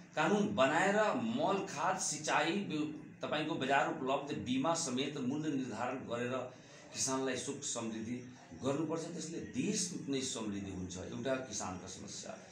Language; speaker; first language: Nepali; non-native, local second language; Bhojpuri